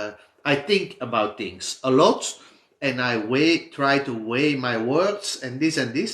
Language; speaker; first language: English; non-native, fluent; Dutch